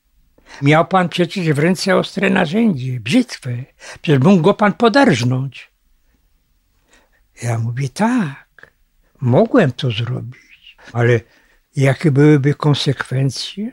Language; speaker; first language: Polish; native; Polish